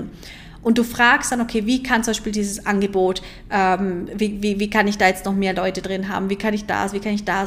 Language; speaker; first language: German; native; German